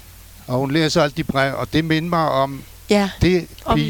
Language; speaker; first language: Danish; non-native, fluent; French